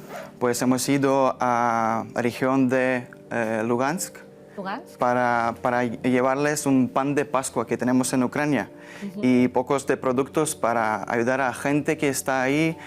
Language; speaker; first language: Spanish; non-native, learner; Ukrainian